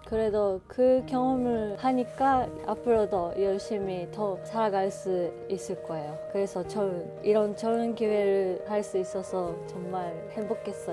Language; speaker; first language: Korean; non-native, learner; Japanese